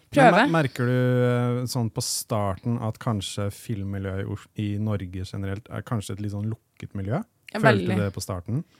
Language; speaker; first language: Norwegian; native; Norwegian